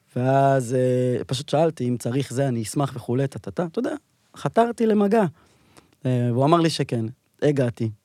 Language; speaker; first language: Hebrew; native; Hebrew